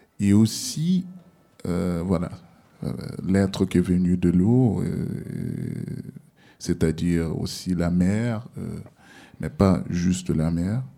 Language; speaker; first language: French; non-native, learner; Portuguese